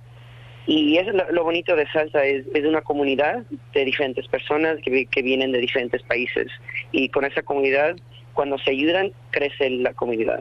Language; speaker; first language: Spanish; early bilingual, heritage; Spanish